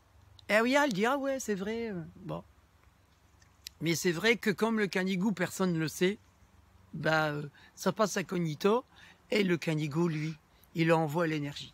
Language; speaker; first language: French; native; French